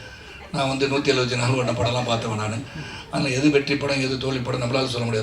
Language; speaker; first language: Tamil; native; Tamil